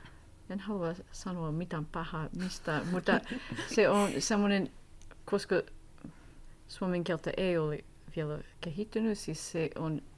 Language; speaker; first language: Finnish; non-native, learner; English